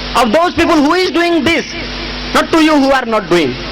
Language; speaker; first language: English; non-native, local second language; Hindi